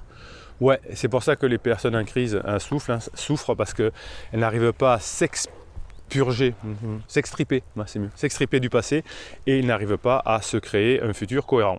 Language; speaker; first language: French; native; French